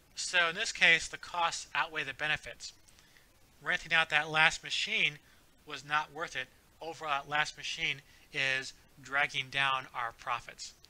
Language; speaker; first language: English; native; English